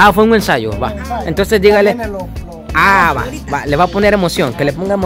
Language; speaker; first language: Spanish; native; Spanish